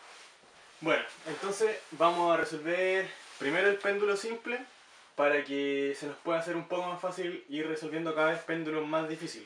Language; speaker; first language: Spanish; native; Spanish